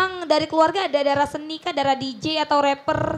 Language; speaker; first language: Indonesian; native; Indonesian